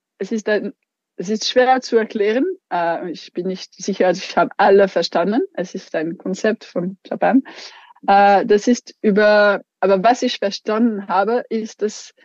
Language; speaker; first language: German; non-native, local second language; French